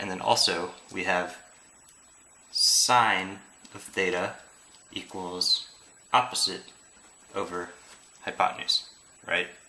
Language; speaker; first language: English; native; English